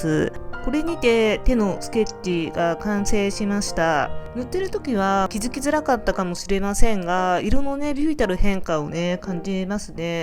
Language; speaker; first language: Japanese; native; Japanese